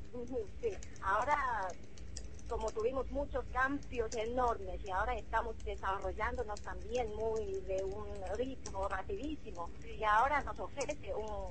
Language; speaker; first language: Spanish; non-native, fluent; Chinese